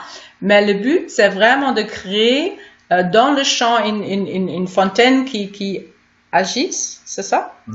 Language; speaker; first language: French; non-native, fluent; German